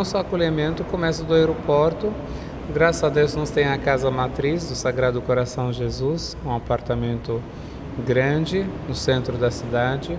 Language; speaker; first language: Portuguese; non-native, fluent; Arabic